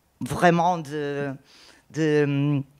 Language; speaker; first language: French; non-native, learner; Portuguese